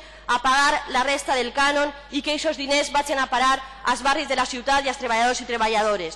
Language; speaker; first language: Catalan; native; Catalan